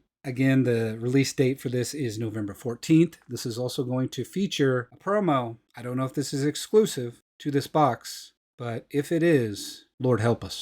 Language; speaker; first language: English; native; English